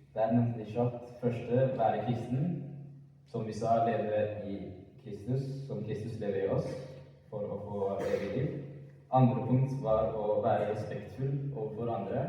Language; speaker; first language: Norwegian; early bilingual, other home language; Amharic